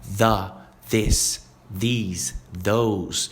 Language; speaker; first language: English; non-native, fluent; Portuguese